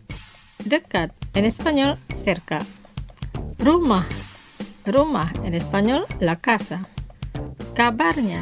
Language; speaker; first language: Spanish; non-native, fluent; Indonesian